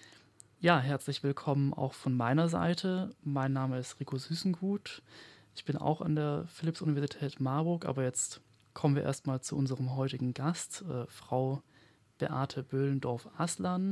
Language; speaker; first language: German; native; German